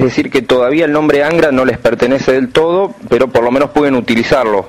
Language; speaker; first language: Spanish; native; Spanish